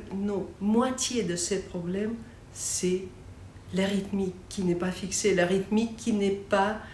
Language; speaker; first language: French; non-native, fluent; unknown